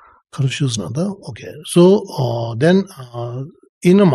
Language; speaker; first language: Russian; non-native, learner; Tibetan